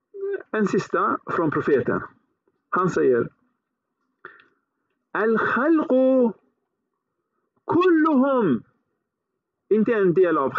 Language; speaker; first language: Swedish; early bilingual, other home language; Arabic